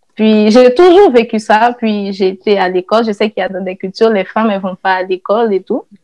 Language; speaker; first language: French; non-native, local second language; Haitian Creole